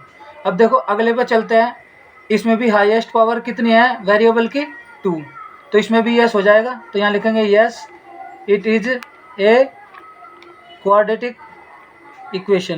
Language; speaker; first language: Hindi; native; Hindi